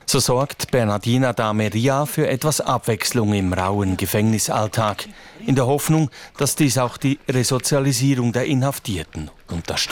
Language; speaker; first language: German; native; German